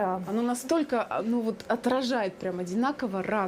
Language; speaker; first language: Russian; native; Russian